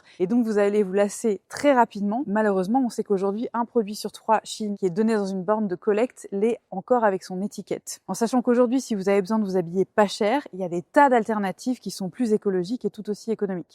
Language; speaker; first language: French; native; French